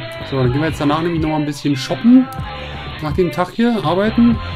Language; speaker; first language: German; native; German